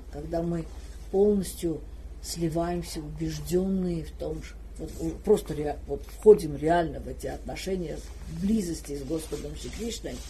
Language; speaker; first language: Russian; non-native, local second language; Armenian